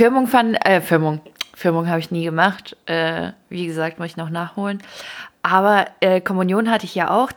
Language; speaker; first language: German; early bilingual, other home language; Ukrainian